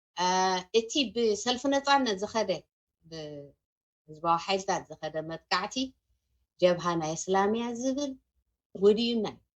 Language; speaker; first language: Tigrinya; native; Tigrinya